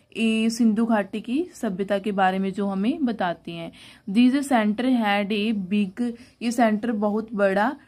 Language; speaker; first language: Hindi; non-native, local second language; Punjabi